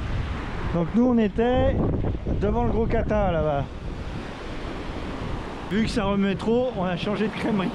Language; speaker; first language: French; native; French